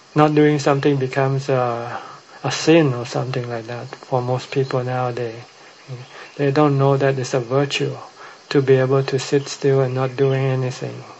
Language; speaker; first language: English; non-native, fluent; Thai